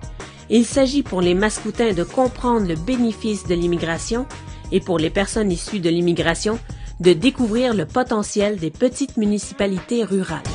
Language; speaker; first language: French; native; French